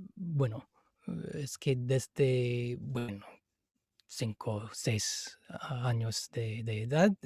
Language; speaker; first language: Spanish; non-native, fluent; English